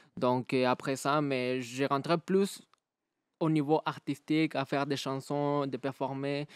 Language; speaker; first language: French; non-native, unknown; Spanish